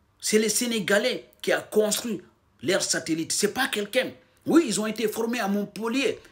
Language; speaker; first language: French; non-native, local second language; Fula